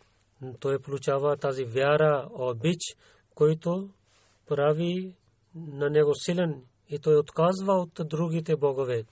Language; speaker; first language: Bulgarian; non-native, learner; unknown